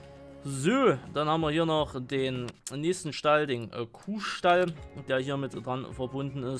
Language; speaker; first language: German; native; German